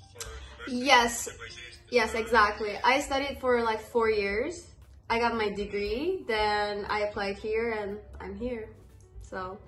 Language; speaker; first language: English; non-native, fluent; Persian